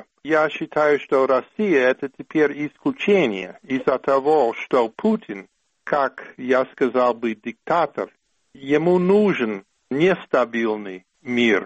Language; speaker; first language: Russian; non-native, fluent; English